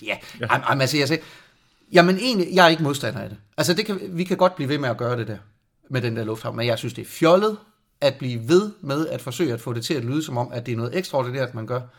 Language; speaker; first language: Danish; native; Danish